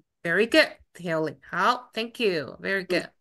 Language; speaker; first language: English; non-native, fluent; Chinese